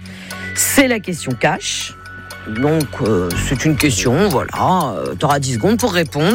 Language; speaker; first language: French; native; French